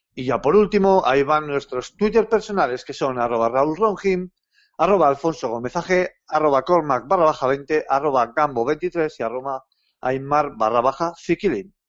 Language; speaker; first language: Spanish; native; Spanish